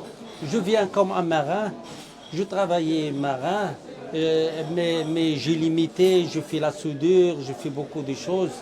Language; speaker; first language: French; non-native, learner; Arabic